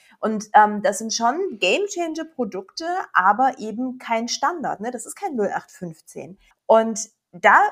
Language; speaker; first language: German; native; German